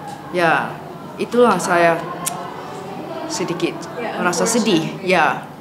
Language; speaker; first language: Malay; non-native, fluent; English